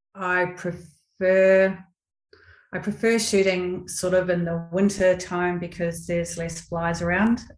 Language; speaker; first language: English; native; English